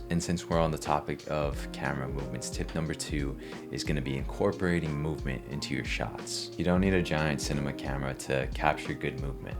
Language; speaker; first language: English; native; English